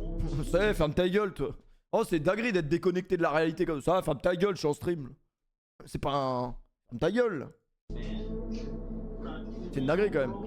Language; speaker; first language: French; native; French